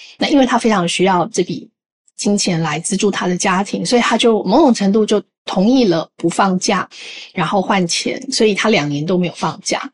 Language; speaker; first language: Chinese; native; Chinese